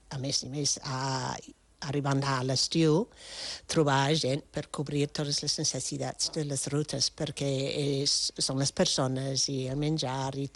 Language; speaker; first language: Catalan; non-native, fluent; French